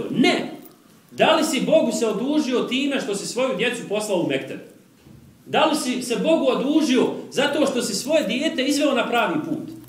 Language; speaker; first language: Serbian; native; Serbian